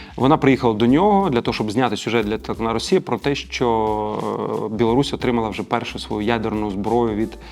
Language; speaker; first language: Ukrainian; native; Ukrainian